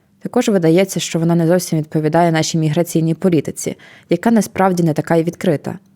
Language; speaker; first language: Ukrainian; native; Ukrainian